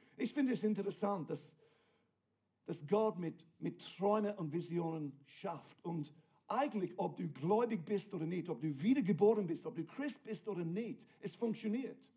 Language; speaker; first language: German; non-native, fluent; English